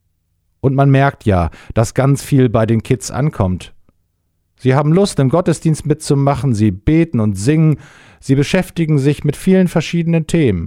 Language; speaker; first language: German; native; German